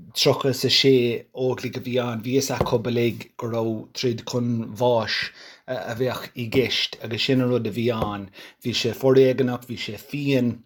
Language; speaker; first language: Irish; non-native, local second language; English